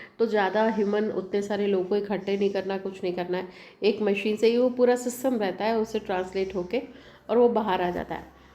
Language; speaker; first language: Hindi; native; Hindi